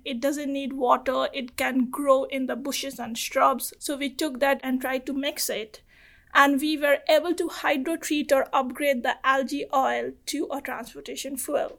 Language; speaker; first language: English; non-native, local second language; Bangla